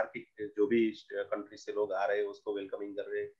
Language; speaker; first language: Hindi; non-native, local second language; Gujarati